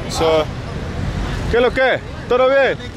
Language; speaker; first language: Spanish; non-native, learner; English